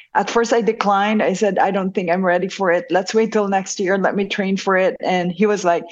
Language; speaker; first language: English; non-native, local second language; Hiligaynon